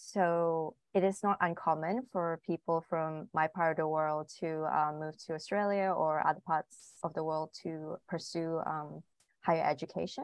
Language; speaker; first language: English; non-native, local second language; Chinese